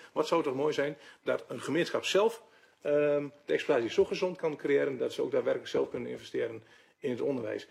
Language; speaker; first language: Dutch; native; Dutch